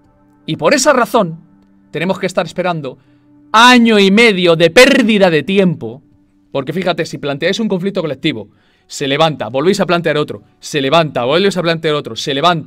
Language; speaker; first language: Spanish; native; Spanish